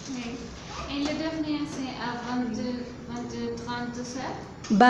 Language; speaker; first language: French; non-native, learner; Spanish